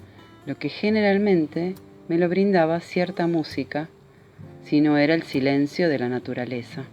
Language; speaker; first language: Spanish; native; Spanish